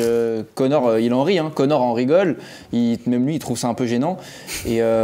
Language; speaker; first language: French; native; French